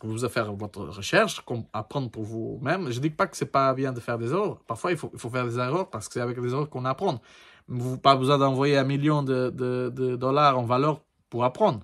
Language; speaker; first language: French; non-native, learner; Portuguese